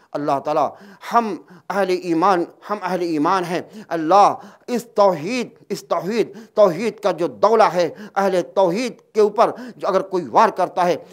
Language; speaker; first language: Urdu; native; Urdu